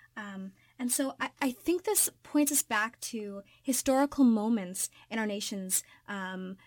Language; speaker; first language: English; native; English